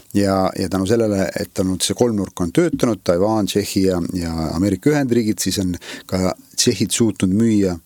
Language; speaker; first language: Estonian; native; Estonian